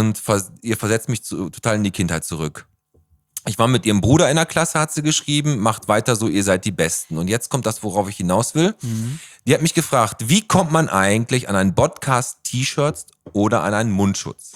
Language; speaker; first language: German; native; German